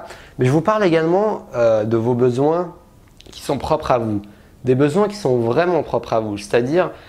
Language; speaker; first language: French; native; French